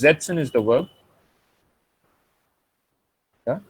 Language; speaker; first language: German; non-native, fluent; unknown